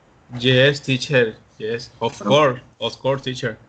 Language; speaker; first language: English; non-native, learner; Spanish